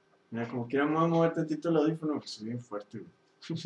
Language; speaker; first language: Spanish; native; Spanish